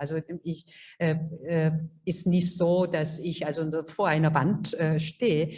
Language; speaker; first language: German; non-native, fluent; Korean